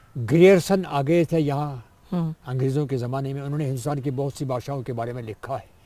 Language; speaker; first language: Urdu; non-native, local second language; Kashmiri